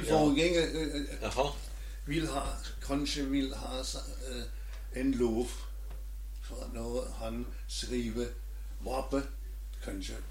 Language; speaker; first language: Danish; non-native, learner; German